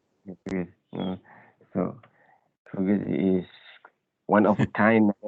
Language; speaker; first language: English; non-native, learner; Indonesian